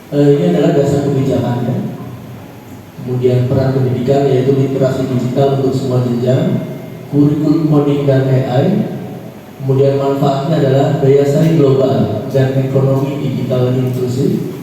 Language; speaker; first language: Indonesian; native; Indonesian